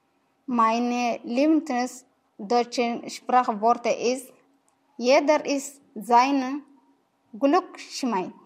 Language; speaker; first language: German; non-native, learner; Tigrinya